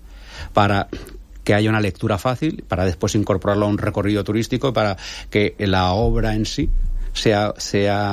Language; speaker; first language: Spanish; native; Spanish